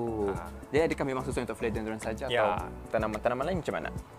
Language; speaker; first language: Malay; native; Malay